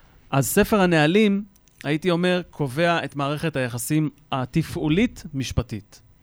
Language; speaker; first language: Hebrew; native; Hebrew